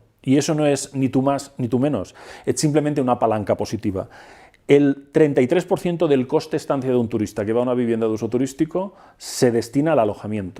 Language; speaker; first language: Spanish; native; Spanish